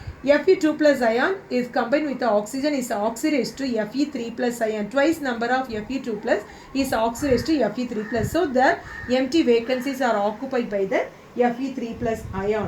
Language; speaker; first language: English; non-native, local second language; Tamil